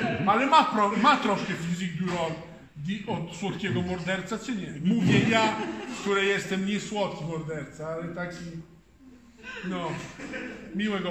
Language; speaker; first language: Polish; non-native, fluent; Italian